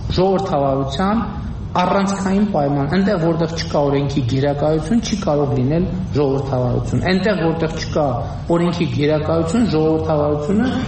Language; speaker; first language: Armenian; native; Armenian